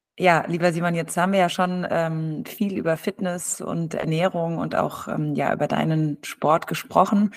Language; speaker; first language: German; native; German